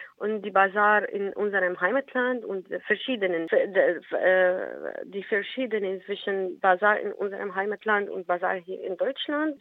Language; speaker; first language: German; non-native, learner; Arabic